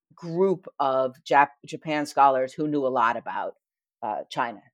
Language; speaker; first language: English; native; English